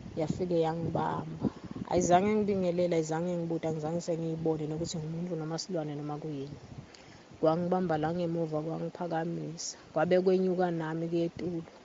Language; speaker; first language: Zulu; non-native, local second language; Swati